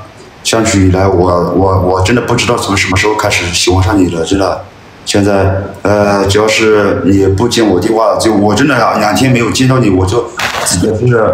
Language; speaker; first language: Chinese; non-native, local second language; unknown